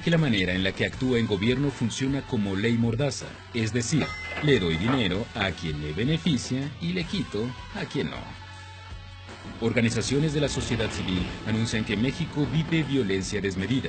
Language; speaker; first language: Spanish; native; Spanish